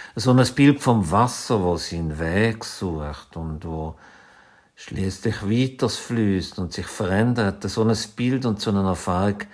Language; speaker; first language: German; native; German